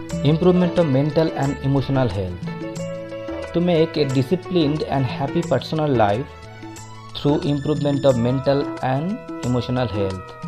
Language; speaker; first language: English; non-native, local second language; Bangla